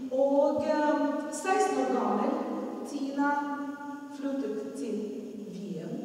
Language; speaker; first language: Norwegian; non-native, learner; Russian